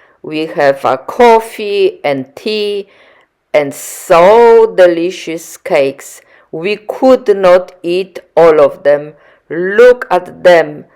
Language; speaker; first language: English; non-native, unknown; Polish